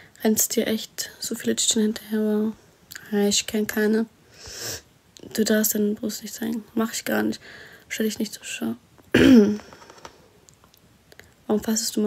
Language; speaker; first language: German; early bilingual, other home language; Arabic